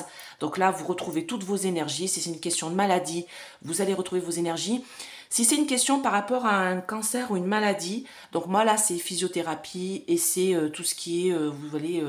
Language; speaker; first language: French; native; French